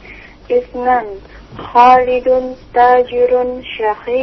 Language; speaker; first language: Arabic; non-native, learner; Indonesian